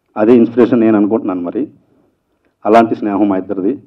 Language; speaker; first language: Telugu; native; Telugu